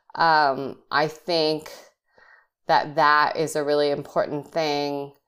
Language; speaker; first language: English; native; English